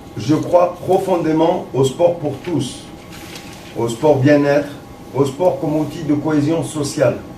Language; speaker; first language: French; early bilingual, other home language; Arabic